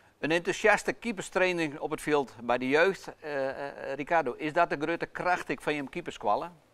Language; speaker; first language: Dutch; native; Dutch